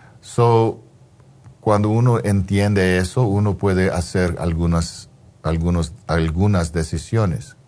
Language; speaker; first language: Spanish; non-native, fluent; English